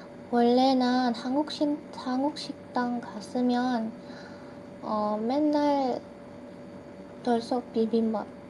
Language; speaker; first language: Korean; non-native, learner; Indonesian